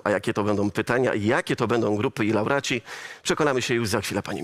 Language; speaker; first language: Polish; native; Polish